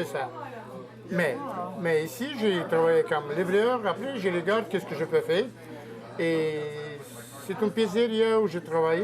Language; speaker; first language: French; non-native, learner; Russian